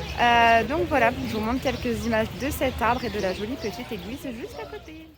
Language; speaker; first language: French; native; French